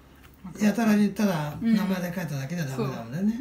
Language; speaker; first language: Japanese; native; Japanese